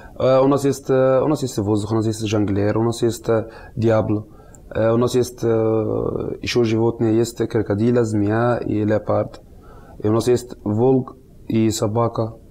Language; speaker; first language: Russian; non-native, learner; Arabic